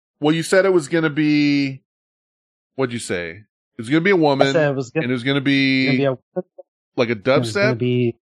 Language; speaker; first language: English; native; English